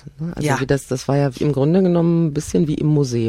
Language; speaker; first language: German; native; German